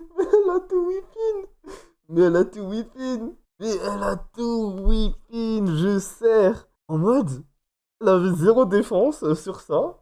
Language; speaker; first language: French; native; French